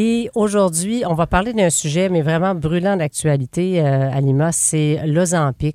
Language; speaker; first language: French; native; French